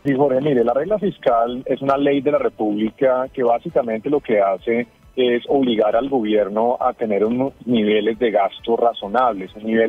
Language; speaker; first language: Spanish; native; Spanish